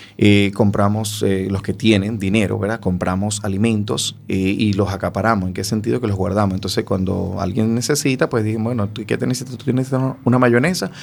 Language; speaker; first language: Spanish; native; Spanish